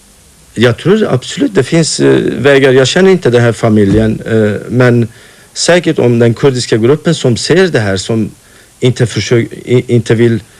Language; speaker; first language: Swedish; non-native, fluent; Kurdish